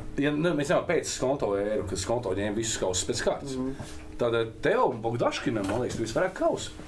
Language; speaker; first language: Latvian; non-native, local second language; Russian